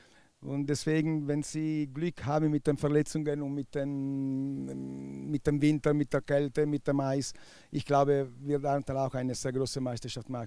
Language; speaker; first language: German; non-native, local second language; Italian